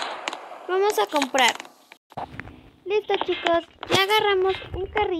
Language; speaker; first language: Spanish; native; Spanish